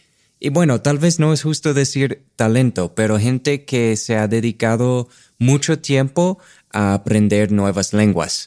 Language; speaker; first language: Spanish; non-native, fluent; English